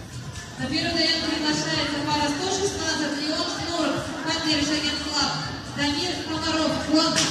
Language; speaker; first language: Russian; native; Russian